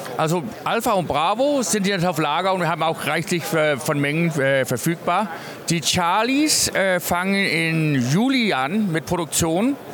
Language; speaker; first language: German; non-native, fluent; English